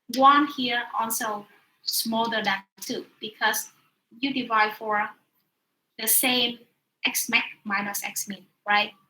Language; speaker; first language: English; non-native, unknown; Vietnamese